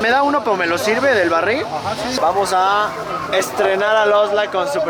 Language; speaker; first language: Spanish; native; Spanish